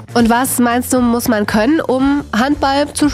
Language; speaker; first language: German; native; German